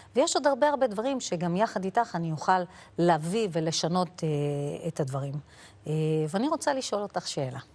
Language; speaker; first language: Hebrew; native; Hebrew